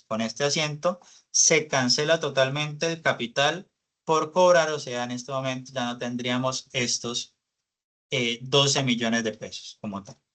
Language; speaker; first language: Spanish; native; Spanish